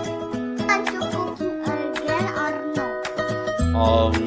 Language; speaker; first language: English; non-native, learner; Indonesian